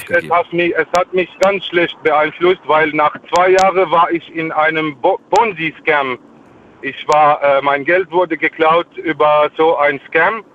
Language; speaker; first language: German; non-native, fluent; Arabic